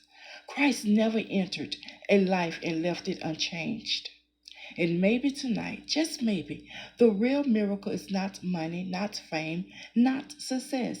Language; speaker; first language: English; native; English